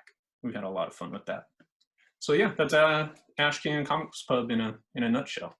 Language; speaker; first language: English; native; English